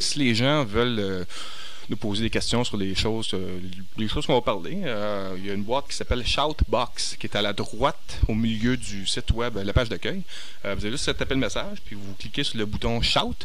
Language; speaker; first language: French; native; French